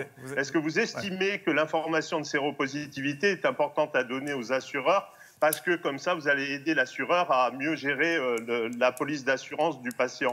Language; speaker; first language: French; native; French